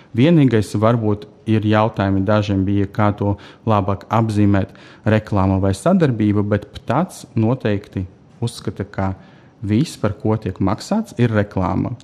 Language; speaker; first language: Latvian; non-native, local second language; Russian